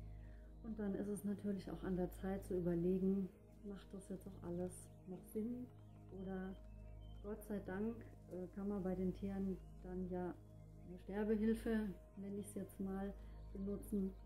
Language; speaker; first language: German; native; German